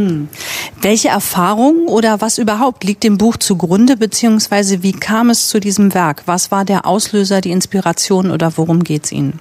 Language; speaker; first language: German; native; German